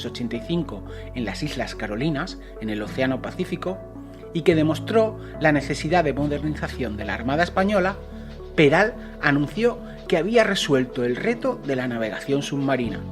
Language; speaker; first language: Spanish; native; Spanish